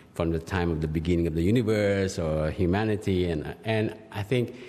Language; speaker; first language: English; non-native, local second language; Filipino